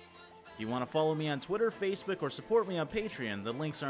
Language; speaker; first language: English; native; English